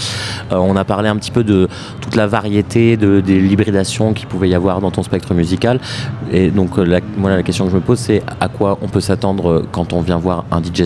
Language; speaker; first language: French; native; French